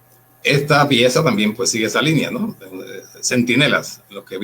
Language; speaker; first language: Spanish; native; Spanish